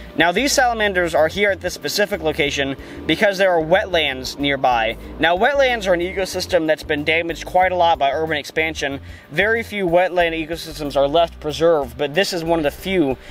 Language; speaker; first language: English; native; English